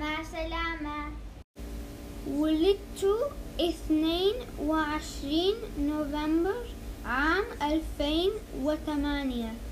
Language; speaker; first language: Arabic; non-native, learner; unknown